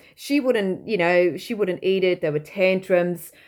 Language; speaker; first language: English; non-native, fluent; Dutch